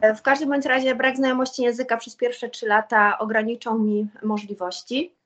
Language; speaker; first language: Polish; native; Polish